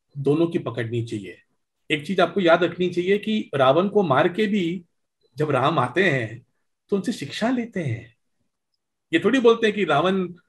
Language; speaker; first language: Hindi; native; Hindi